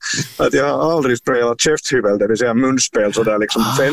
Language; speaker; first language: Swedish; native; Swedish